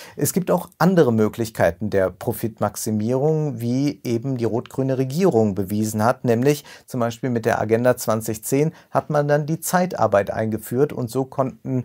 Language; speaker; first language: German; native; German